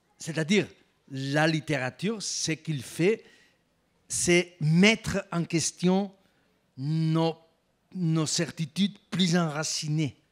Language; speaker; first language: French; non-native, fluent; Spanish